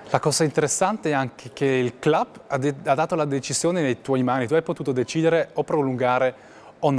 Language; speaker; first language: Italian; non-native, local second language; German